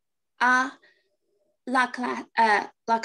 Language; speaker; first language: Spanish; non-native, learner; English